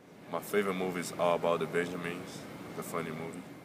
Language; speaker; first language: English; non-native, fluent; Portuguese